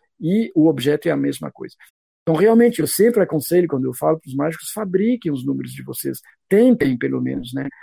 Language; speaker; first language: Portuguese; non-native, fluent; French